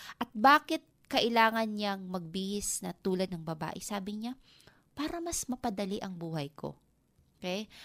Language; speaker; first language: Filipino; non-native, local second language; Waray